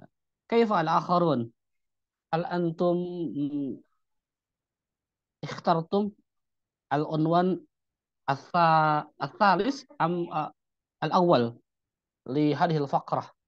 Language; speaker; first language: Arabic; non-native, fluent; Indonesian